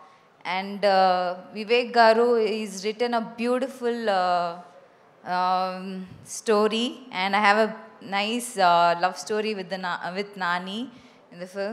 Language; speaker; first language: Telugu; non-native, learner; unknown